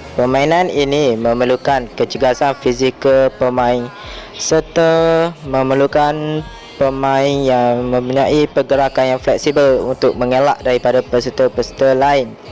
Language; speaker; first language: Malay; native; Malay